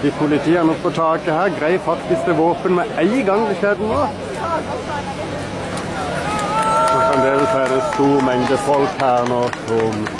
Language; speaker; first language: Norwegian; native; Norwegian